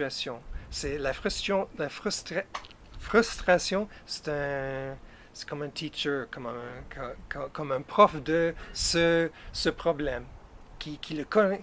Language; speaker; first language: French; non-native, fluent; English